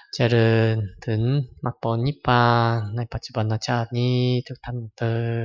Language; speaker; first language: Thai; non-native, fluent; Japanese